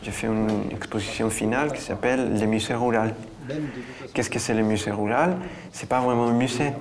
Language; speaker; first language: French; non-native, fluent; Spanish